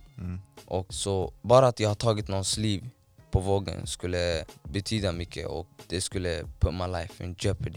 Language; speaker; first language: Swedish; non-native, fluent; Somali